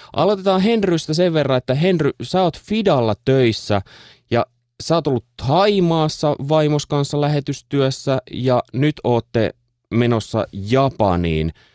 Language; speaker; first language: Finnish; native; Finnish